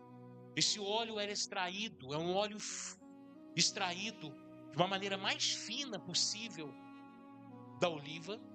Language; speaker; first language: Portuguese; native; Portuguese